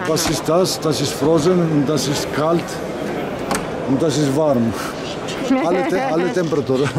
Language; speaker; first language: German; non-native, learner; Greek